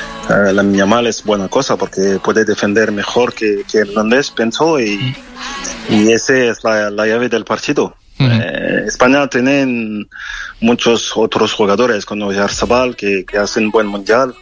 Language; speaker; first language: Spanish; non-native, fluent; French